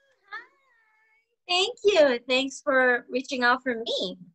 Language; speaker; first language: English; non-native, fluent; Korean